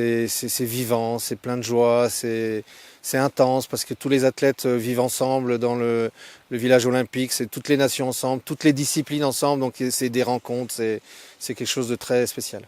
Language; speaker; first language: French; native; French